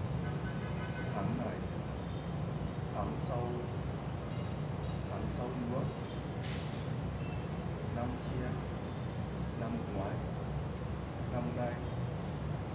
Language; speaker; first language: Vietnamese; non-native, learner; Japanese